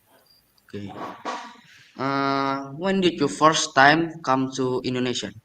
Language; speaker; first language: English; non-native, learner; Indonesian